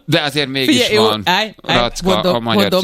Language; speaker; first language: Hungarian; native; Hungarian